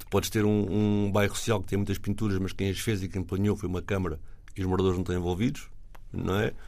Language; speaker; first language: Portuguese; native; Portuguese